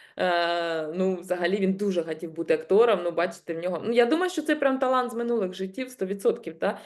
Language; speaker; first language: Ukrainian; non-native, local second language; Russian